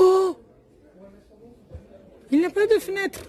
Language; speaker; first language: French; non-native, learner; Romanian